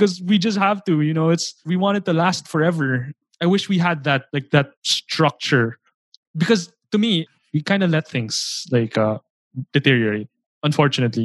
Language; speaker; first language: English; non-native, local second language; Filipino